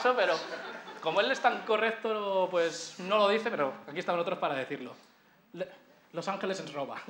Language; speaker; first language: Spanish; native; Spanish